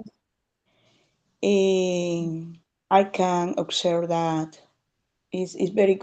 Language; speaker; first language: English; non-native, learner; Spanish